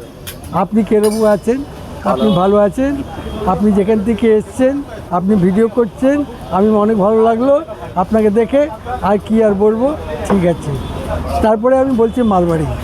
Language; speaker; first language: Bangla; non-native, local second language; Hindi